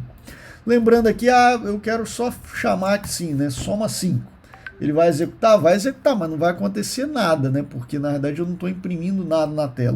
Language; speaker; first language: Portuguese; native; Portuguese